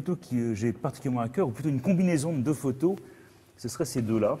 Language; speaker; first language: French; native; French